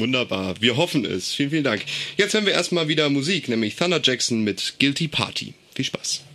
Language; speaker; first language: German; native; German